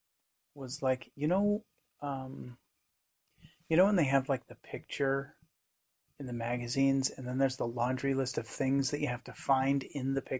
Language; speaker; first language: English; native; English